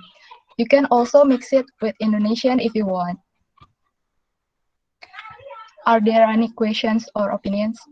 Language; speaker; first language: English; non-native, local second language; Indonesian